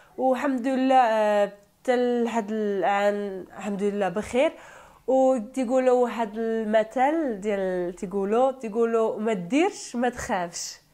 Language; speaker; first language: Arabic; non-native, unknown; Turkish